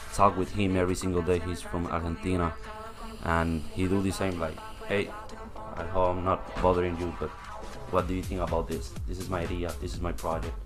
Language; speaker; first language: English; non-native, local second language; Spanish